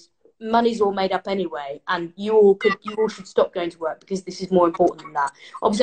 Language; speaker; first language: English; native; English